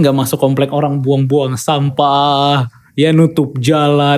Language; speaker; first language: Indonesian; native; Indonesian